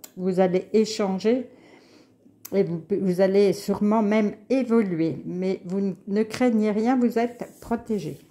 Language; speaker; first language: French; native; French